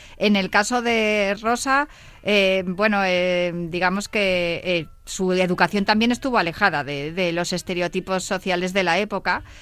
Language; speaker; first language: Spanish; native; Spanish